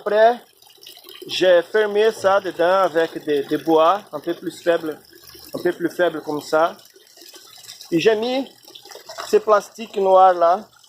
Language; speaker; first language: French; non-native, fluent; Portuguese